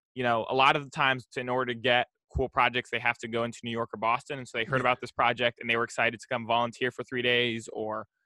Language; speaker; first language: English; native; English